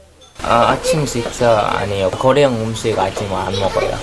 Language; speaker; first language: Korean; non-native, learner; Divehi